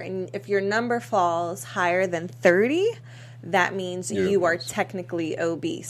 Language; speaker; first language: English; native; English